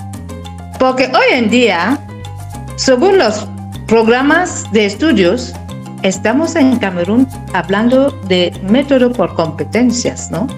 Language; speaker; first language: Spanish; non-native, fluent; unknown